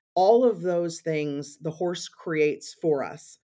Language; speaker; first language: English; native; English